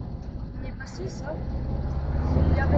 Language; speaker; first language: French; non-native, learner; Russian